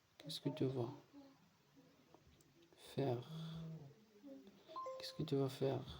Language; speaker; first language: French; non-native, learner; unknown